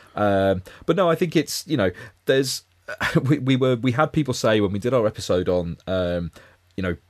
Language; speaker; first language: English; native; English